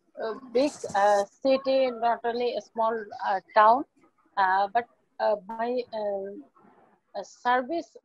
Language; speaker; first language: English; non-native, learner; Bangla